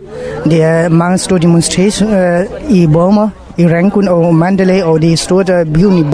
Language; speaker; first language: Danish; non-native, learner; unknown